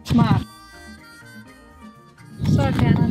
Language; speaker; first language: Danish; native; Danish